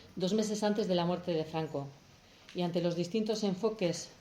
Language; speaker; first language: Spanish; native; Spanish